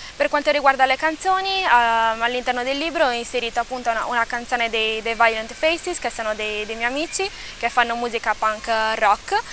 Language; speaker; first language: Italian; early bilingual, other home language; Portuguese